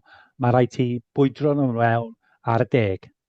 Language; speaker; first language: Welsh; native; Welsh